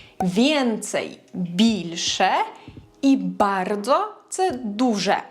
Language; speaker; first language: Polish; non-native, fluent; Ukrainian